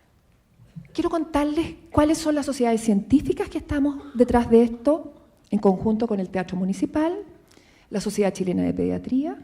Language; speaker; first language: Spanish; native; Spanish